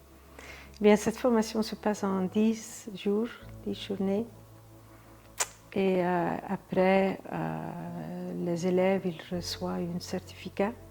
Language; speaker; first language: French; non-native, fluent; Dutch